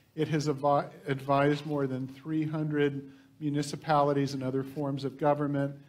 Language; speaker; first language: English; native; English